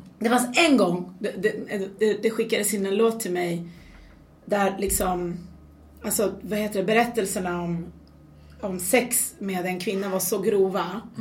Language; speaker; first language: Swedish; early bilingual, other home language; Persian